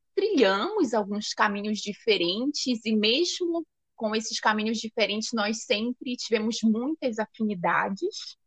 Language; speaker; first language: Portuguese; native; Portuguese